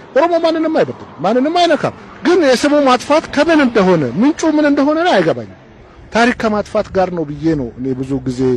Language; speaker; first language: Amharic; non-native, local second language; Oromo